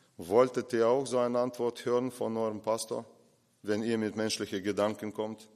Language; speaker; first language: German; non-native, fluent; Russian